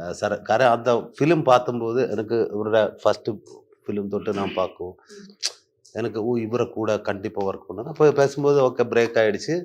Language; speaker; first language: Tamil; non-native, learner; Malayalam